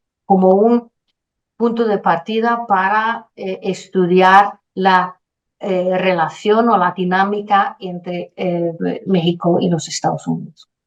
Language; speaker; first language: Spanish; non-native, fluent; Danish